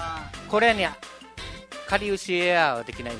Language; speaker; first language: Japanese; native; Japanese